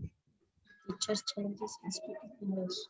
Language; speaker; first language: English; non-native, learner; Indonesian